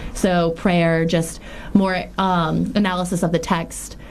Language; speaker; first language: English; native; English